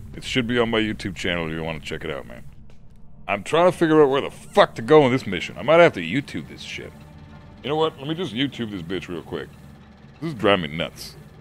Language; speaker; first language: English; early bilingual, other home language; German